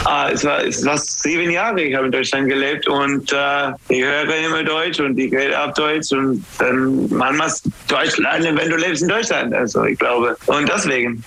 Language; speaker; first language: German; non-native, learner; English